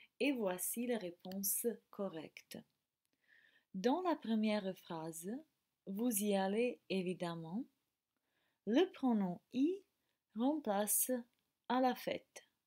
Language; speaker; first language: French; non-native, fluent; Croatian